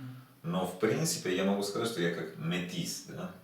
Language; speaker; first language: Russian; non-native, learner; Spanish